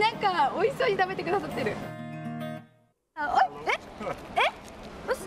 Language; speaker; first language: Japanese; native; Japanese